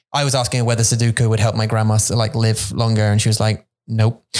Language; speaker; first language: English; native; English